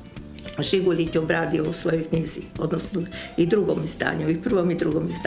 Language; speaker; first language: Croatian; native; Croatian